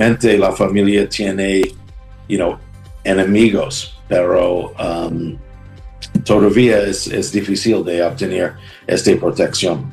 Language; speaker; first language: Spanish; non-native, learner; English